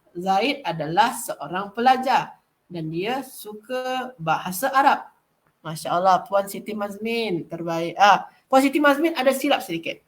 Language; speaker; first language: Malay; native; Malay